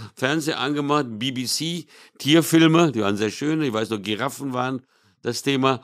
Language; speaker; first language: German; early bilingual, other home language; Hungarian